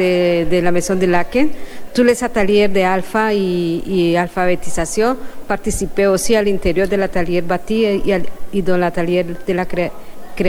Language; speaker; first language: French; non-native, fluent; Spanish